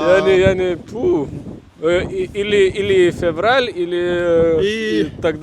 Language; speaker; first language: Russian; non-native, local second language; Lithuanian